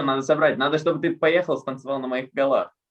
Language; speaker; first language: Russian; non-native, fluent; English